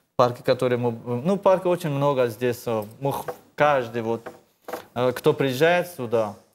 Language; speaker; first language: Russian; non-native, learner; Tajik